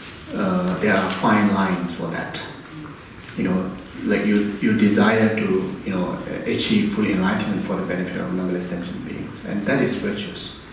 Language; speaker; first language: English; non-native, fluent; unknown